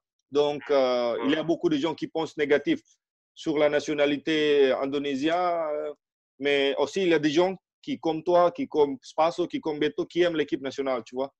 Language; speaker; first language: French; non-native, fluent; Indonesian